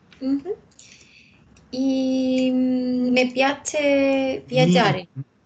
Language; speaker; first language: Italian; non-native, learner; Spanish